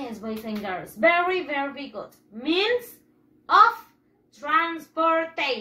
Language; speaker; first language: English; non-native, fluent; Spanish